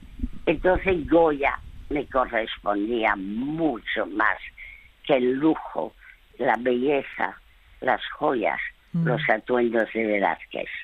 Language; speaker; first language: Spanish; early bilingual, other home language; French